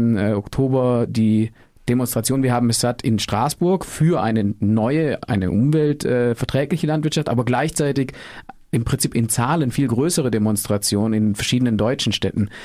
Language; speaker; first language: German; native; German